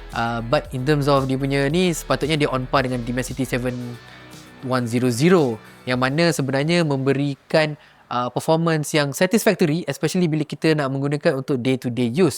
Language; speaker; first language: Malay; native; Malay